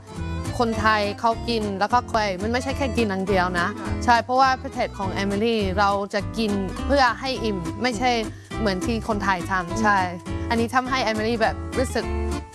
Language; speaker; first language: Thai; non-native, fluent; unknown